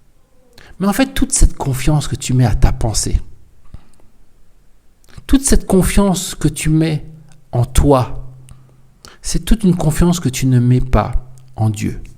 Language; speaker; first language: French; native; French